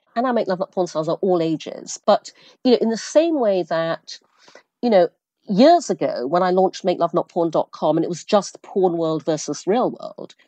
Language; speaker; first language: English; early bilingual, other home language; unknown